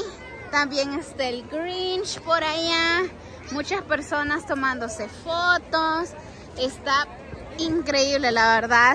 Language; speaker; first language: Spanish; native; Spanish